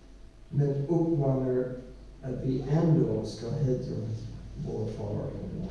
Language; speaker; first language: Swedish; non-native, learner; English